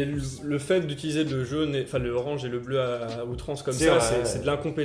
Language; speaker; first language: French; native; French